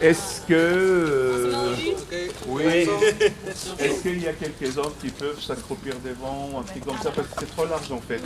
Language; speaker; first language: French; native; French